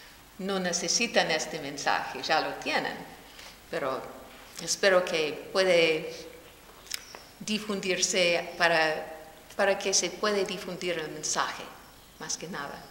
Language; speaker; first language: Spanish; non-native, fluent; English